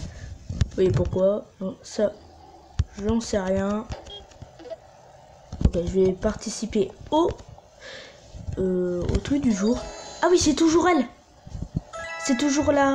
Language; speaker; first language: French; native; French